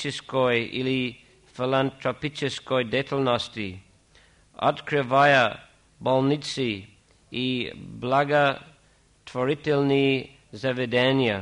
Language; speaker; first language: Russian; non-native, fluent; English